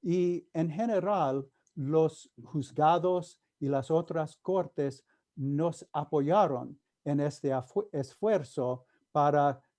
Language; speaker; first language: Spanish; non-native, fluent; English